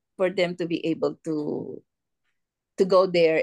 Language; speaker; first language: English; non-native, local second language; Filipino